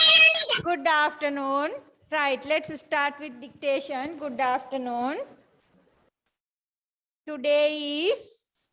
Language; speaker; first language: English; non-native, fluent; Sinhala